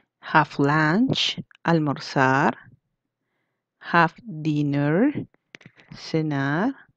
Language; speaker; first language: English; non-native, fluent; Spanish